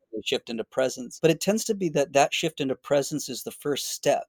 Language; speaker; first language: English; native; English